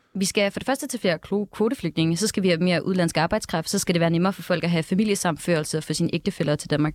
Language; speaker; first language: Danish; native; Danish